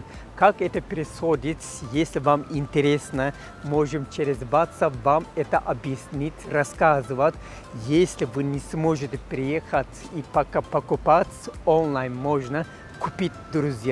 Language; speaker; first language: Russian; non-native, fluent; Turkish